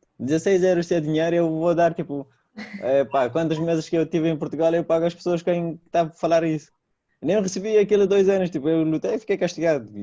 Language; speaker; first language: Portuguese; non-native, fluent; Persian